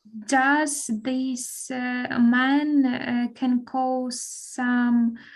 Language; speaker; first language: English; non-native, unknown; Ukrainian